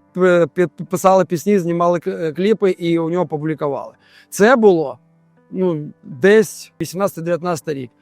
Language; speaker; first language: Ukrainian; non-native, local second language; Russian